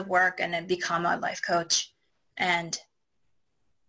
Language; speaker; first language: English; non-native, fluent; Japanese